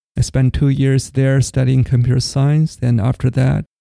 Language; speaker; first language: English; non-native, fluent; Chinese